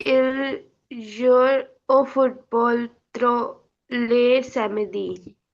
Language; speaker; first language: French; non-native, learner; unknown